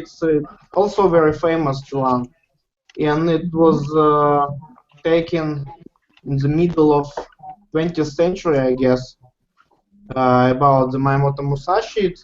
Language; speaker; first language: English; non-native, learner; Russian